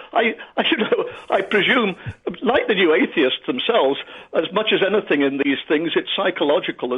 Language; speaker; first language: English; native; English